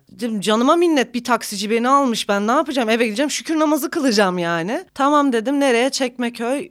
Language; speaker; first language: Turkish; native; Turkish